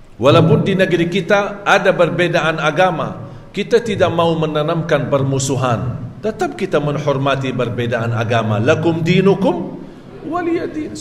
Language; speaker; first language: Malay; non-native, fluent; Arabic